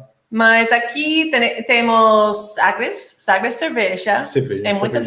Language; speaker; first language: Portuguese; non-native, learner; Dutch